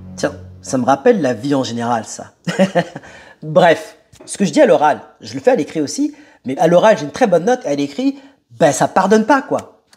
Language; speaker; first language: French; early bilingual, other home language; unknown